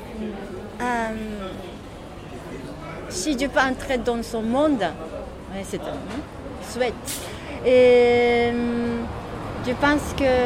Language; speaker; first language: French; non-native, learner; Japanese